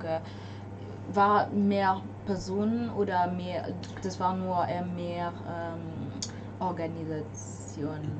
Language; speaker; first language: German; non-native, learner; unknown